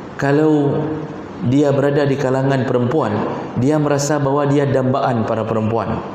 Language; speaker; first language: Malay; non-native, local second language; Achinese